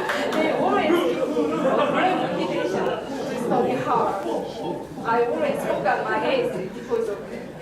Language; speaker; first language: English; non-native, learner; Korean